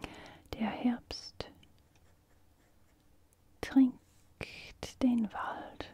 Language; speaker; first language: German; non-native, fluent; English